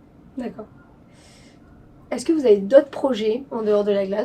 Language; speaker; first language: French; native; French